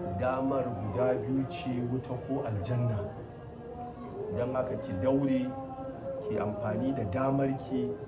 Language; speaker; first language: Hausa; native; Hausa